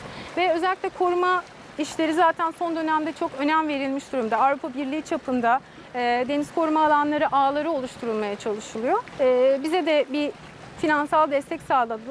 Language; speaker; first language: Turkish; native; Turkish